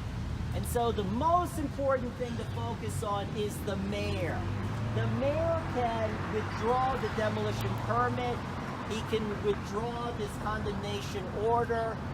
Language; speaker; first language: English; native; English